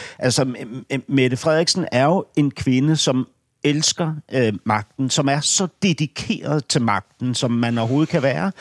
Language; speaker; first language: Danish; native; Danish